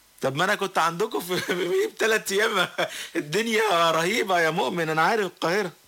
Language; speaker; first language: Arabic; native; Arabic